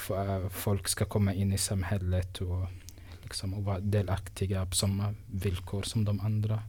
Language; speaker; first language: Swedish; non-native, fluent; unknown